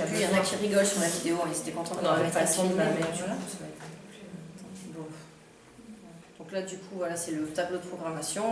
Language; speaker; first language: French; native; French